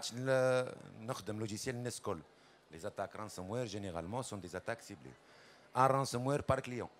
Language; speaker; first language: French; non-native, local second language; Arabic